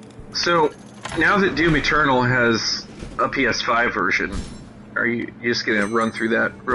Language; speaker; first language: English; native; English